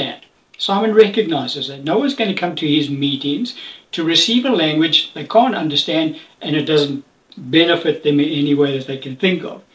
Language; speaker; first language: English; native; English